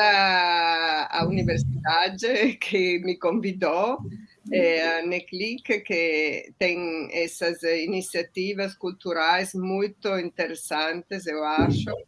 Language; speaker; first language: Portuguese; non-native, fluent; Italian